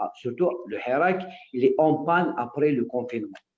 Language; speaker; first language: French; non-native, local second language; Arabic